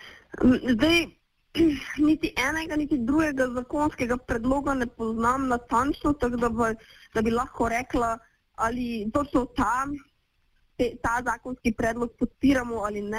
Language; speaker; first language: Slovenian; native; Slovenian